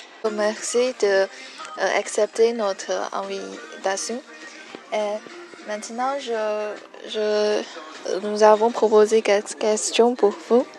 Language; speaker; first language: French; non-native, learner; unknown